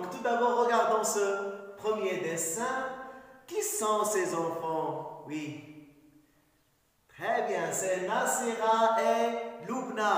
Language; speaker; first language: French; non-native, local second language; Arabic